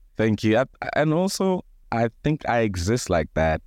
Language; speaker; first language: English; non-native, local second language; Venda